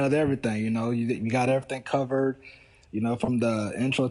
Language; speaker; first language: English; early bilingual, other home language; Haitian Creole